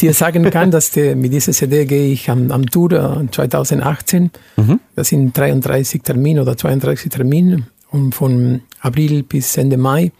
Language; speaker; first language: German; non-native, fluent; Spanish